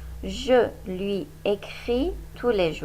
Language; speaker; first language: French; non-native, fluent; Persian